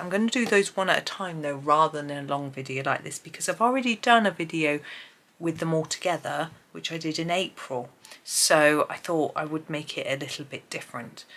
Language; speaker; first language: English; native; English